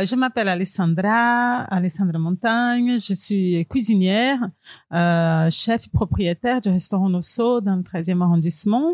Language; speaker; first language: French; non-native, fluent; Portuguese